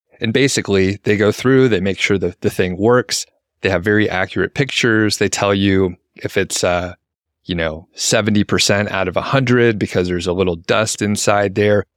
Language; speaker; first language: English; native; English